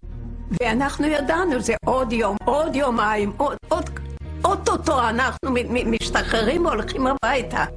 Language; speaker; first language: Hebrew; non-native, fluent; Yiddish